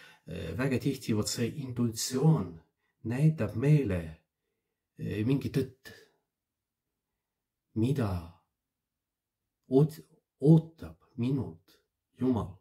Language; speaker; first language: Estonian; non-native, fluent; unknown